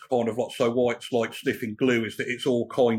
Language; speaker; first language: English; native; English